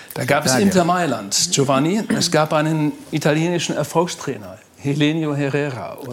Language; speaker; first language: German; native; German